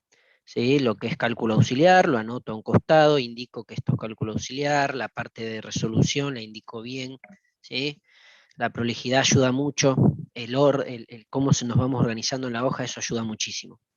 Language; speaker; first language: Spanish; native; Spanish